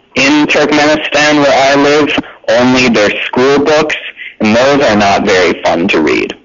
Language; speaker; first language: English; native; English